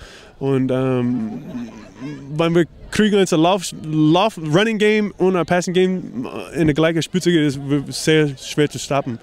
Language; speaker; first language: German; non-native, fluent; English